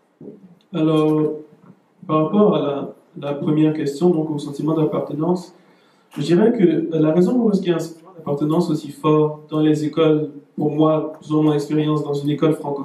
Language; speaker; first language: French; native; French